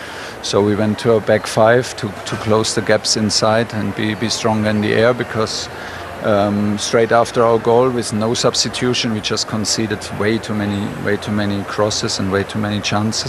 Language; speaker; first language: English; non-native, fluent; German